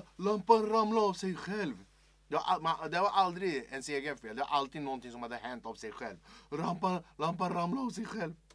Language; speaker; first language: Swedish; early bilingual, other home language; Kurdish